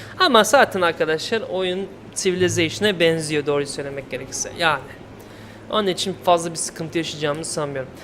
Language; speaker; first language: Turkish; native; Turkish